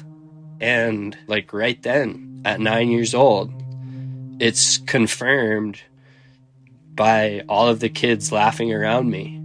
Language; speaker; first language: English; native; English